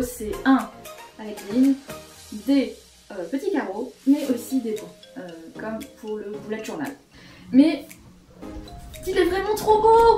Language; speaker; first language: French; native; French